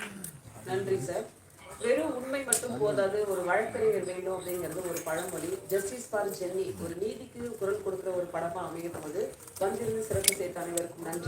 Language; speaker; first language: Tamil; native; Tamil